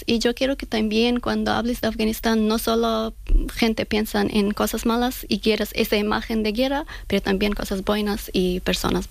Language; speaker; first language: Spanish; non-native, learner; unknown